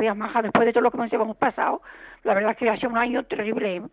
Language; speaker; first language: Spanish; native; Spanish